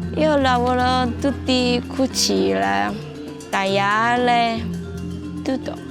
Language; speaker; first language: Italian; non-native, learner; Chinese